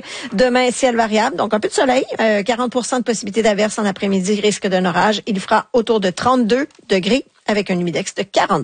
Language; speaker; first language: French; native; French